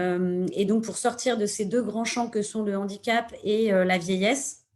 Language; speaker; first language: French; native; French